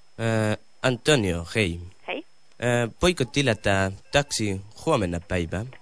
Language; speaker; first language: Finnish; non-native, learner; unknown